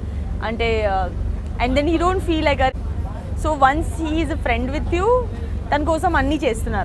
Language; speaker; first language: Telugu; non-native, local second language; Gujarati